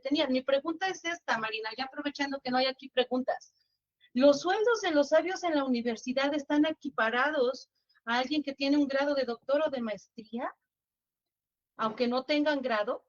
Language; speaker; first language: Spanish; native; Spanish